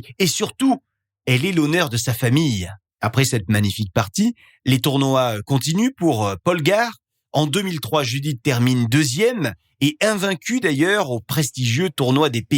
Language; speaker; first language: French; native; French